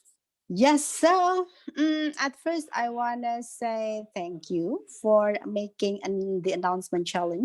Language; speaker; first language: English; non-native, local second language; Indonesian